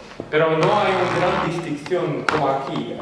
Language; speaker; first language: Spanish; non-native, fluent; Dutch